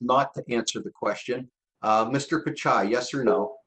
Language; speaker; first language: English; native; English